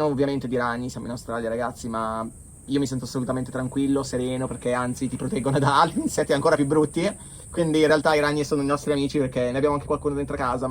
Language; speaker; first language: Italian; native; Italian